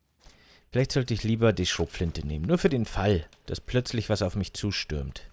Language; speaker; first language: German; native; German